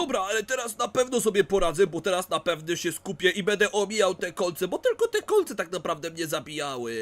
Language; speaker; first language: Polish; native; Polish